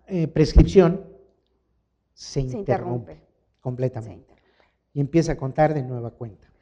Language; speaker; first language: Spanish; native; Spanish